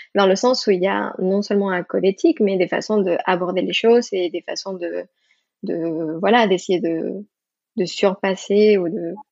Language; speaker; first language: French; non-native, fluent; Spanish